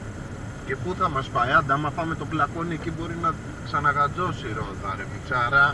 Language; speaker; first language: Greek; native; Greek